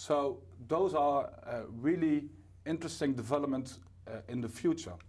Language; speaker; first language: English; non-native, fluent; Dutch